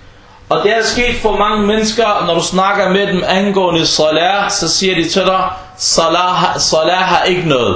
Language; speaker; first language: Danish; early bilingual, other home language; Arabic